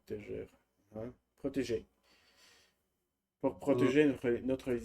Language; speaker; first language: French; non-native, learner; Russian